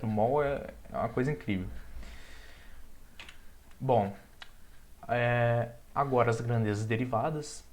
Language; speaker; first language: Portuguese; native; Portuguese